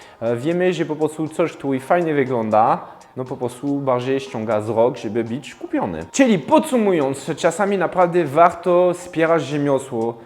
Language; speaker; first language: Polish; non-native, fluent; French